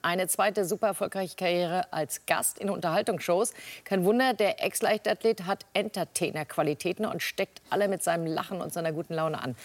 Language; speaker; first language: German; native; German